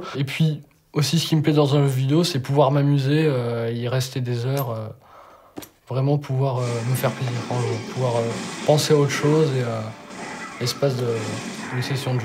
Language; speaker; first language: French; native; French